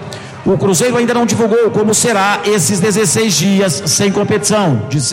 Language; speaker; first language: Portuguese; native; Portuguese